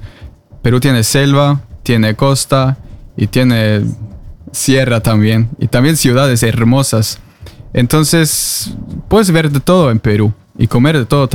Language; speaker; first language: Spanish; non-native, fluent; Norwegian